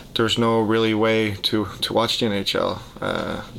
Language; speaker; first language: English; early bilingual, heritage; Danish